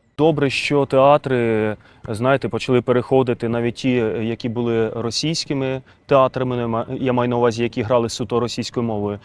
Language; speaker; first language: Ukrainian; non-native, local second language; Russian